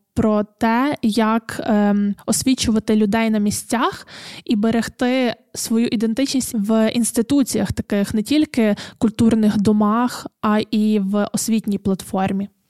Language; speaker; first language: Ukrainian; native; Ukrainian